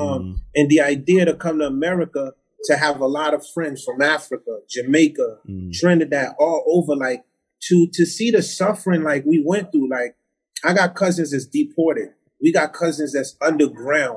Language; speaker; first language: English; early bilingual, other home language; Haitian Creole